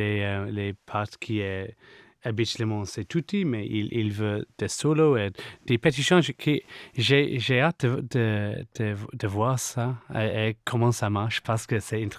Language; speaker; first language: French; non-native, fluent; English